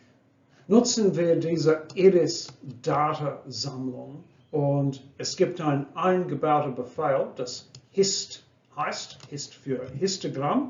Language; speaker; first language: German; non-native, fluent; English